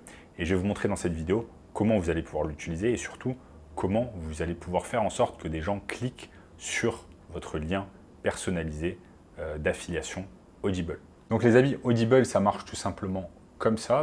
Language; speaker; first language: French; native; French